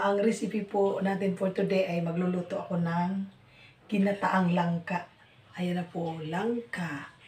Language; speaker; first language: Filipino; non-native, local second language; Cebuano